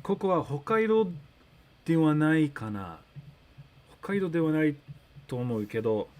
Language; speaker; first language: Japanese; early bilingual, other home language; English